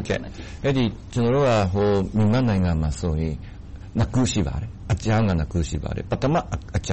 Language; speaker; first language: Burmese; non-native, fluent; Japanese